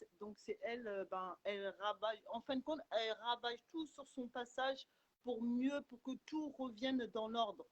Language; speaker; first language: French; early bilingual, other home language; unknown